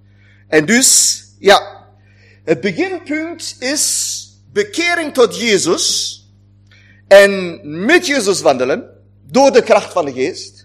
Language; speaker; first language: Dutch; non-native, fluent; German